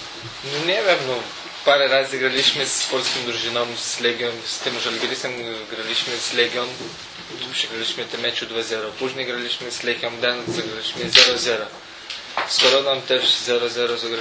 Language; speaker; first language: Polish; non-native, learner; Lithuanian